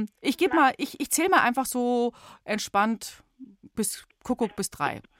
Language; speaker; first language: German; native; German